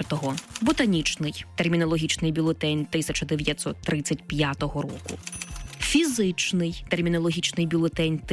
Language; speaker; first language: Ukrainian; native; Ukrainian